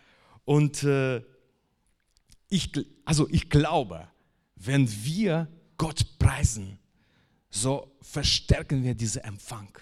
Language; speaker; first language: German; non-native, fluent; Russian